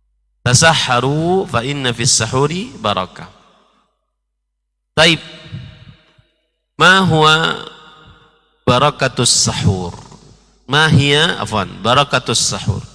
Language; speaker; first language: Arabic; non-native, fluent; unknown